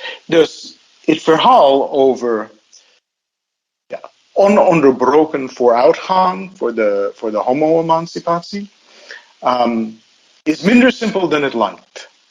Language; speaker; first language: Dutch; non-native, fluent; English